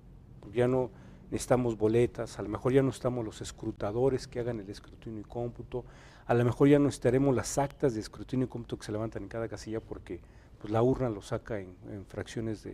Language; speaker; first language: Spanish; native; Spanish